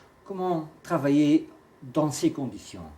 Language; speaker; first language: French; non-native, fluent; Portuguese